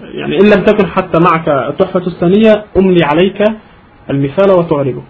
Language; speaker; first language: Arabic; native; Arabic